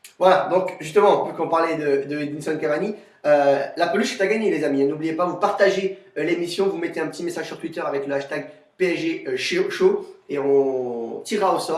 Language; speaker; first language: French; native; French